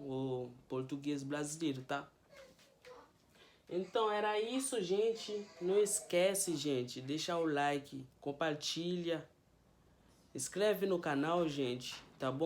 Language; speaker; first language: Portuguese; non-native, fluent; Haitian Creole